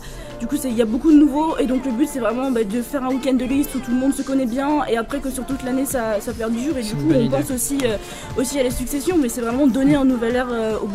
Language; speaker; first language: French; native; French